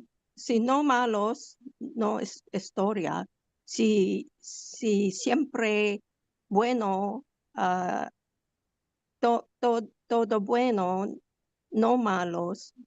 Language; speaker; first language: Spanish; non-native, learner; English